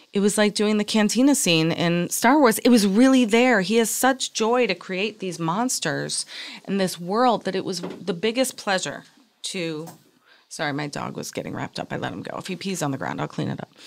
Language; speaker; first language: English; native; English